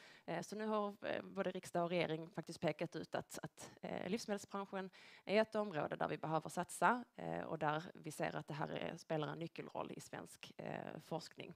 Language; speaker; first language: Swedish; native; Swedish